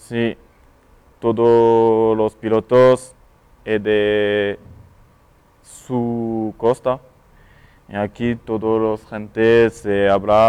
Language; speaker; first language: Spanish; non-native, learner; French